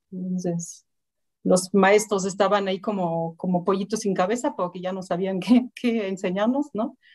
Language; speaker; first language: Spanish; non-native, fluent; German